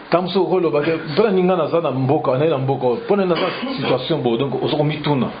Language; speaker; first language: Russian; non-native, learner; Lingala